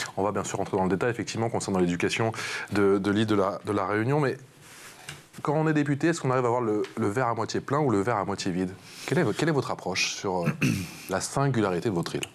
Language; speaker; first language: French; native; French